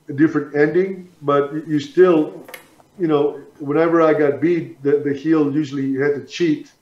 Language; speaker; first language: English; native; English